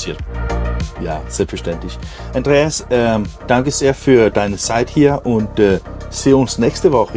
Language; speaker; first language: German; non-native, learner; Danish